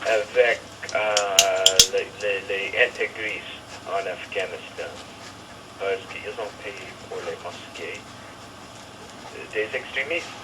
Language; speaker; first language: French; non-native, fluent; English